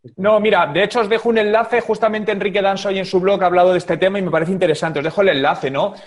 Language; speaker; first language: Spanish; native; Spanish